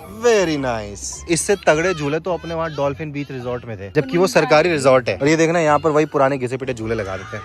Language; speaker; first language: Hindi; native; Hindi